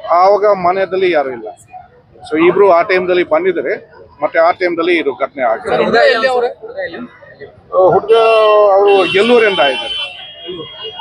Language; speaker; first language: Kannada; non-native, fluent; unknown